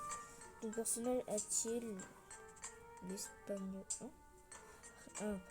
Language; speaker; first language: French; early bilingual, other home language; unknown